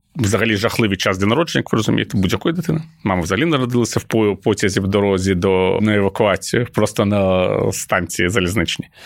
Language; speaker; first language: Ukrainian; non-native, local second language; Russian